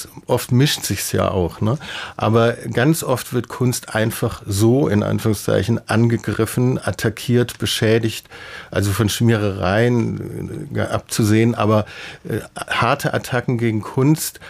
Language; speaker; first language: German; native; German